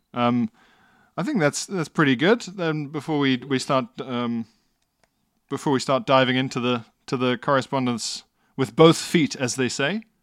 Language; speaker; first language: English; native; English